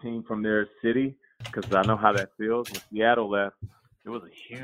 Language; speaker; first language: English; native; English